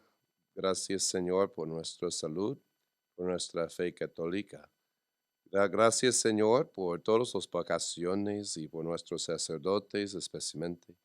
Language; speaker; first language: Spanish; non-native, learner; English